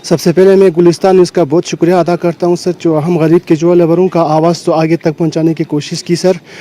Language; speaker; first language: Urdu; non-native, local second language; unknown